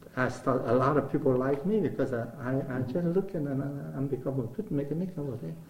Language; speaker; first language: English; non-native, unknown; Vietnamese